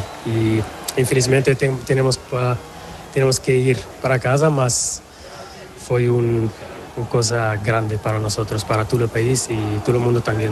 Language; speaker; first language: Spanish; non-native, fluent; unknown